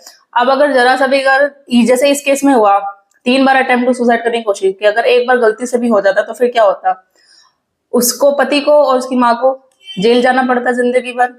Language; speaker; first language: Hindi; native; Hindi